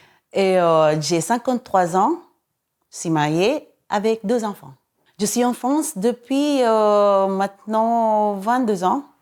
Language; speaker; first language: French; non-native, fluent; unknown